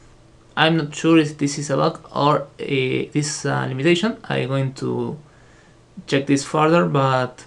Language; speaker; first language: English; non-native, fluent; Spanish